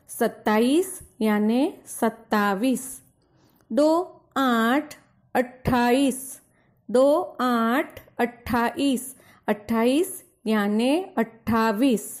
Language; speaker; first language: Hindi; non-native, local second language; Gujarati